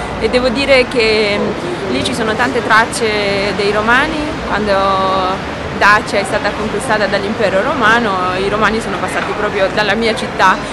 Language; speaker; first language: Italian; non-native, fluent; Romanian